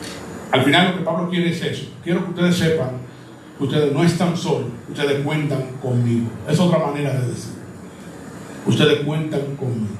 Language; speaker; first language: Spanish; native; Spanish